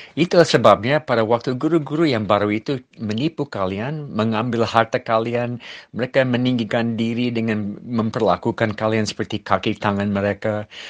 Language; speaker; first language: Malay; non-native, fluent; English